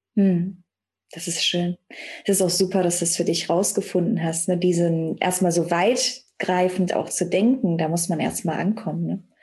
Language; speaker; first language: German; native; German